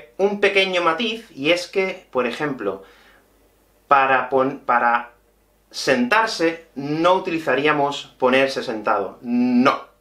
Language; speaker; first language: Spanish; native; Spanish